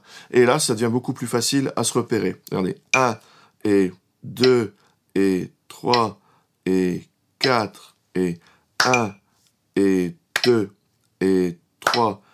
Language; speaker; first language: French; native; French